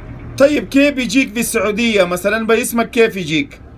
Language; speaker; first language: Arabic; non-native, learner; Pashto